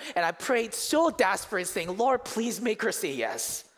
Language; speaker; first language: English; early bilingual, other home language; Korean